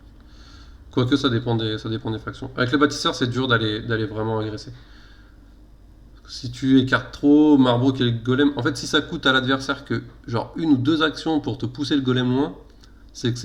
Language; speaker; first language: French; native; French